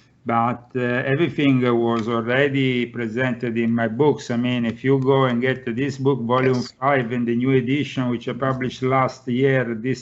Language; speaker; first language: English; non-native, fluent; Italian